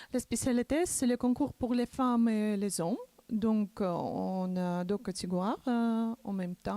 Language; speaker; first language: French; non-native, learner; Macedonian